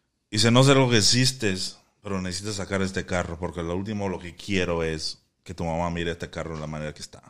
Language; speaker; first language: Spanish; early bilingual, heritage; Spanish